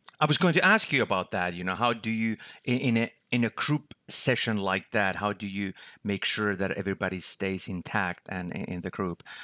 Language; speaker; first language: English; non-native, fluent; Finnish